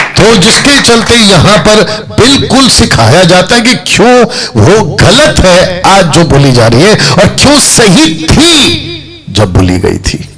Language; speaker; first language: Hindi; non-native, local second language; Telugu